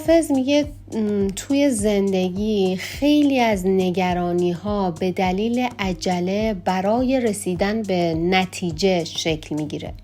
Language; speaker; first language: Persian; native; Persian